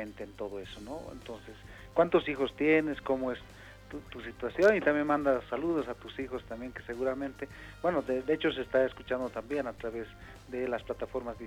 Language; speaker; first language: Spanish; native; Spanish